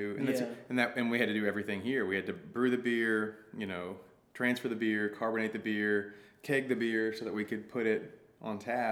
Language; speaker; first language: English; native; English